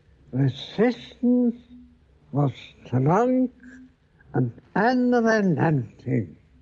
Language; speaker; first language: English; non-native, fluent; German